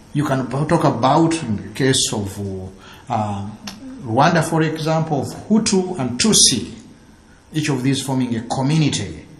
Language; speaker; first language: English; non-native, local second language; Ganda